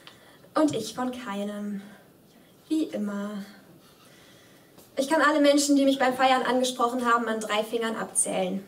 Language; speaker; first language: German; native; German